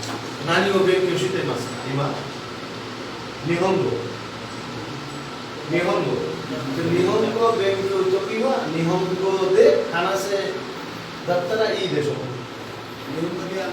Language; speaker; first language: Japanese; non-native, learner; Bangla